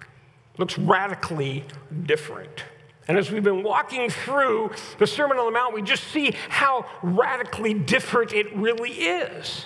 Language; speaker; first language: English; native; English